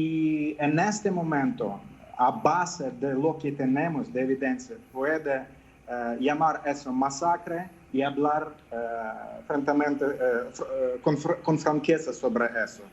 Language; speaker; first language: Spanish; non-native, fluent; Ukrainian